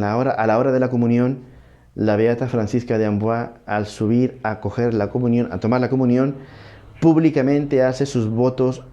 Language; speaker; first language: Spanish; native; Spanish